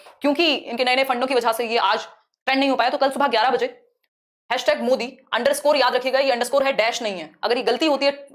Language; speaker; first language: Hindi; native; Hindi